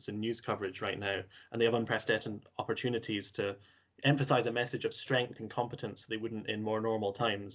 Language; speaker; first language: English; native; English